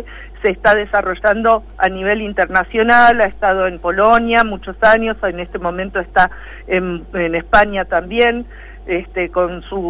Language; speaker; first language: Spanish; native; Spanish